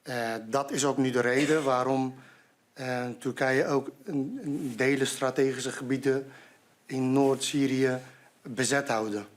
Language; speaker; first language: Dutch; non-native, fluent; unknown